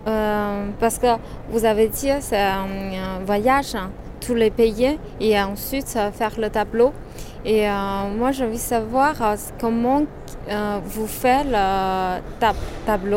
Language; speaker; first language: French; non-native, learner; Chinese